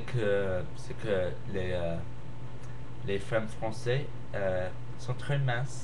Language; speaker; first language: French; non-native, learner; English